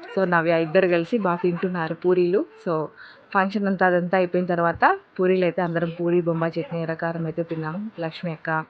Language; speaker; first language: Telugu; native; Telugu